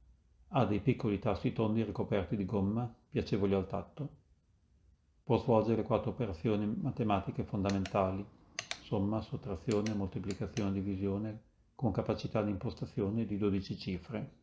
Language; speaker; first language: Italian; native; Italian